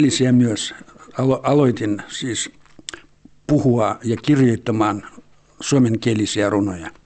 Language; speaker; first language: Finnish; early bilingual, heritage; Finnish